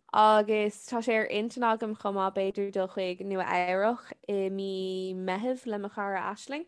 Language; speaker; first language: Irish; non-native, local second language; English